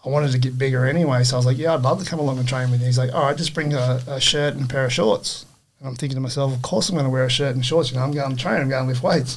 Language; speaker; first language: English; native; English